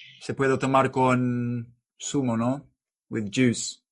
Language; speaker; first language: Spanish; non-native, learner; English